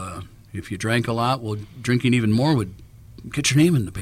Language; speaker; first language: English; native; English